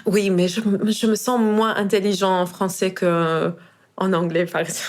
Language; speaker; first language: French; non-native, fluent; Persian